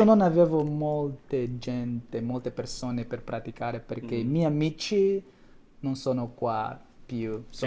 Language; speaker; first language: Italian; non-native, learner; Portuguese